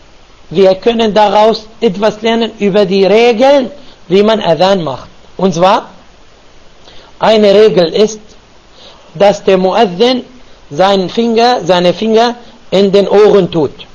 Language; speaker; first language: German; non-native, fluent; Arabic